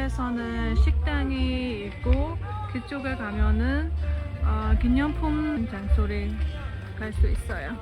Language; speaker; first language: Korean; non-native, fluent; Burmese